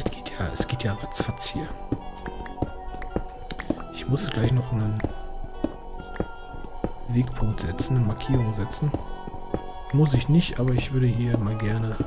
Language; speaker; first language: German; native; German